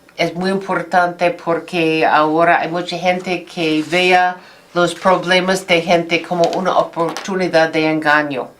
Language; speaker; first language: Spanish; non-native, learner; English